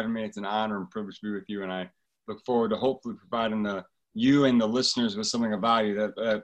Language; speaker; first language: English; native; English